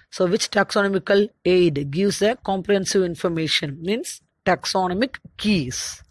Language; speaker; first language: English; non-native, local second language; Tamil